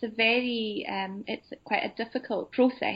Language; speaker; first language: English; native; English